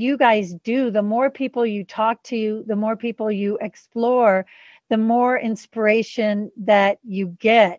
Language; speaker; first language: English; native; English